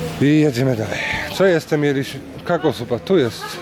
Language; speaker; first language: Polish; non-native, learner; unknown